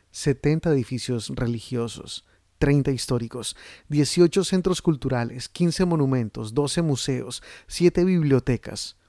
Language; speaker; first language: Spanish; native; Spanish